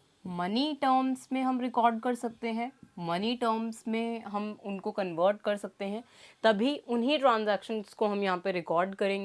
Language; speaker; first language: Hindi; native; Hindi